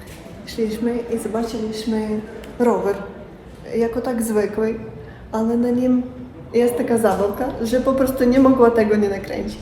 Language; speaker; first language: Polish; non-native, learner; Ukrainian